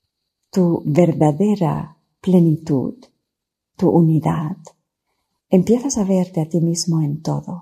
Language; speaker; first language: Spanish; non-native, fluent; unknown